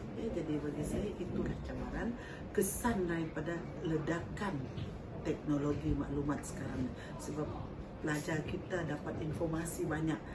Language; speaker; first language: Malay; non-native, local second language; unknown